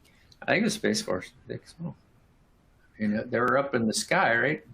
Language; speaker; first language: English; native; English